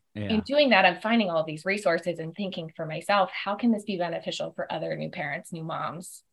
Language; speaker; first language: English; native; English